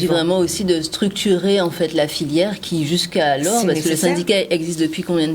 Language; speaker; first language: French; native; French